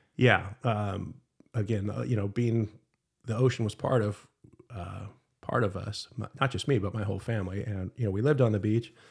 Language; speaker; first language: English; native; English